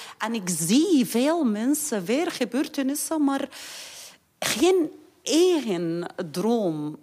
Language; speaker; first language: Dutch; non-native, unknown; Arabic